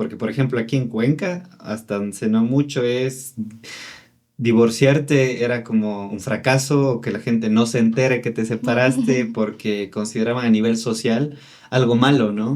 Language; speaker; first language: Spanish; native; Spanish